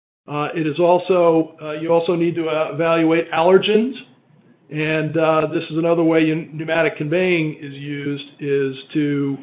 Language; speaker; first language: English; native; English